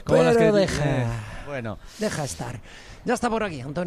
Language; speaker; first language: Spanish; native; Spanish